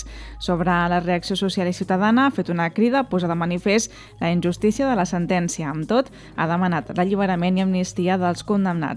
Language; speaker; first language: Catalan; native; Catalan